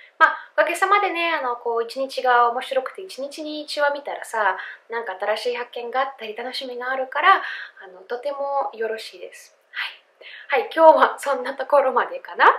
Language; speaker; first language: Japanese; non-native, fluent; Russian